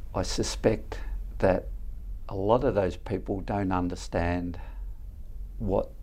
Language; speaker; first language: English; native; English